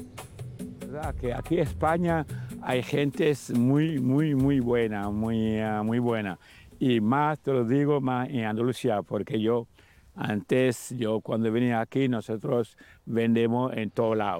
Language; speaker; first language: Spanish; non-native, learner; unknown